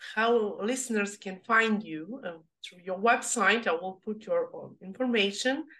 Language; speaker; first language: English; non-native, learner; Serbian